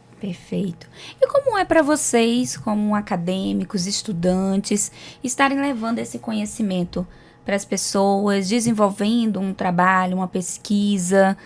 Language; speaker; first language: Portuguese; native; Portuguese